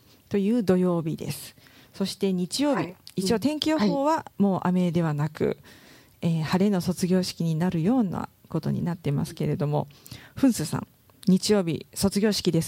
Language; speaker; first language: Japanese; native; Japanese